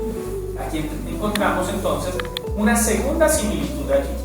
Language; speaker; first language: Spanish; native; Spanish